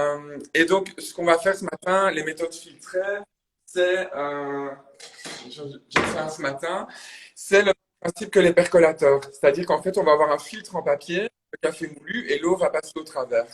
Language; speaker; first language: French; native; French